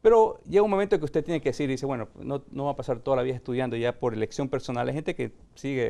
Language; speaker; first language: Spanish; native; Spanish